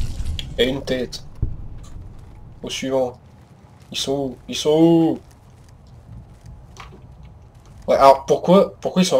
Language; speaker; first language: French; native; French